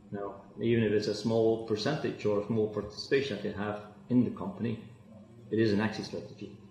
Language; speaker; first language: English; non-native, fluent; Dutch